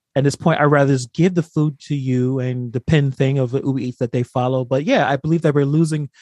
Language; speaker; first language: English; native; English